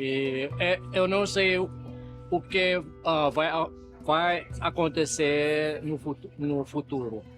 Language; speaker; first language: Portuguese; non-native, learner; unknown